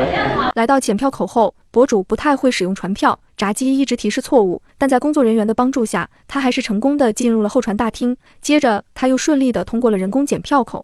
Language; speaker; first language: Chinese; native; Chinese